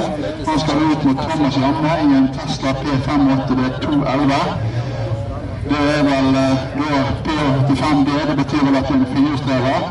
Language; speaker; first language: Norwegian; native; Norwegian